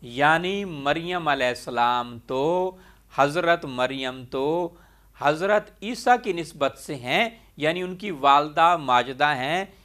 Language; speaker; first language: Urdu; non-native, local second language; Punjabi